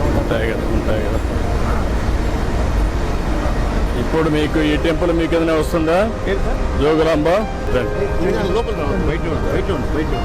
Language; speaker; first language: Telugu; native; Telugu